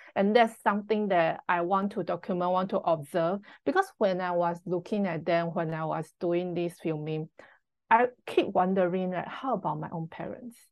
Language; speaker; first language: English; non-native, fluent; Chinese